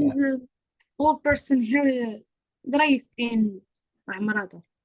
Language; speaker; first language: English; non-native, learner; Arabic